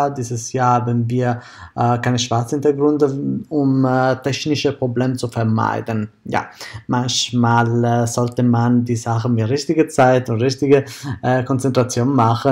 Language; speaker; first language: German; non-native, fluent; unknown